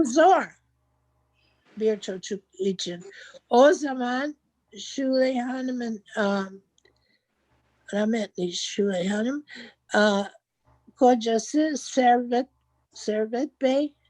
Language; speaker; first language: Turkish; non-native, learner; English